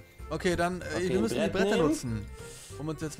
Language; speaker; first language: German; native; German